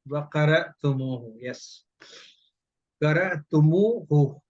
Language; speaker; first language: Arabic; non-native, fluent; Urdu